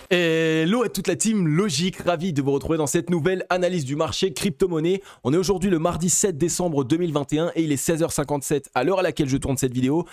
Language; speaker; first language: French; native; French